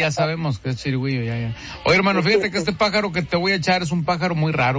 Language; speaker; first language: Spanish; native; Spanish